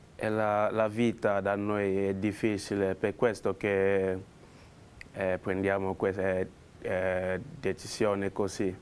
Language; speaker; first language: Italian; non-native, learner; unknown